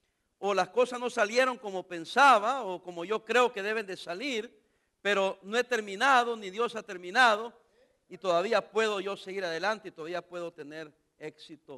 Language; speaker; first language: Spanish; native; Spanish